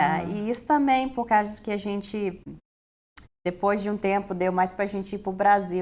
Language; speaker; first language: Portuguese; early bilingual, heritage; Portuguese